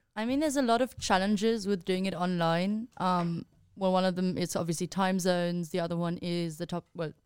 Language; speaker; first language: English; non-native, fluent; Spanish